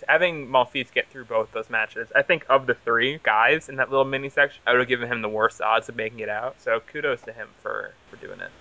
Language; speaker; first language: English; native; English